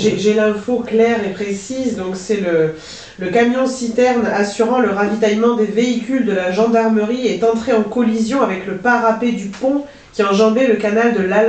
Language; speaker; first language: French; native; French